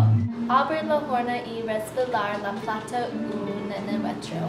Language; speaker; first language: Spanish; non-native, learner; English